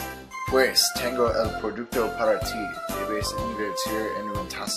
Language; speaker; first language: Spanish; non-native, learner; English